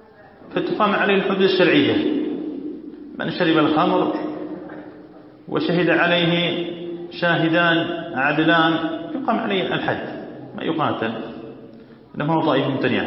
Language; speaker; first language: Arabic; native; Arabic